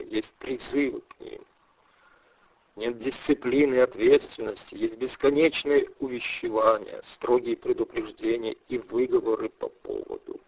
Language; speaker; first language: Russian; native; Russian